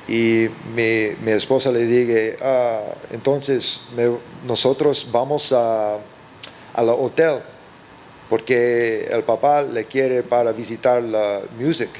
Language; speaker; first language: Spanish; early bilingual, heritage; English